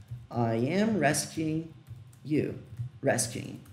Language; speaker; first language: English; non-native, fluent; Portuguese